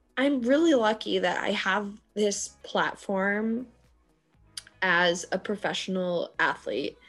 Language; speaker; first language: English; native; English